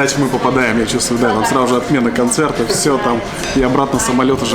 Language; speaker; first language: Russian; native; Russian